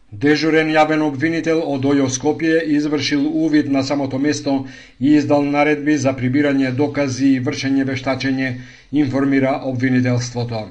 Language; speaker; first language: Macedonian; native; Macedonian